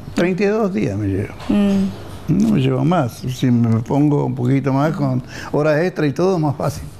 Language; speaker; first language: Spanish; native; Spanish